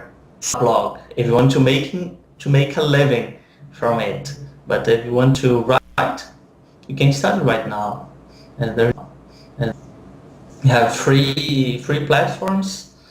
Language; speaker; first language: English; non-native, fluent; Portuguese